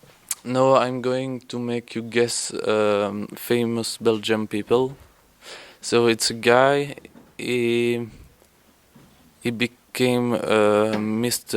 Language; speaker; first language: English; non-native, learner; French